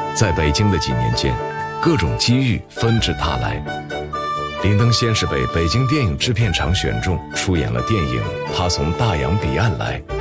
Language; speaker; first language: Chinese; native; Chinese